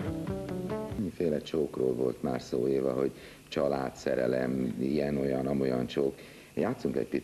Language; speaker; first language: Hungarian; native; Hungarian